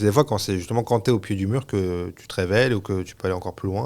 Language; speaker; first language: French; native; French